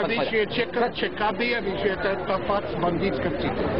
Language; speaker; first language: Latvian; non-native, learner; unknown